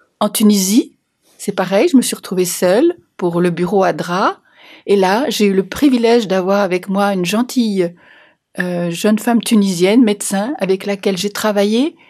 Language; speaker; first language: French; native; French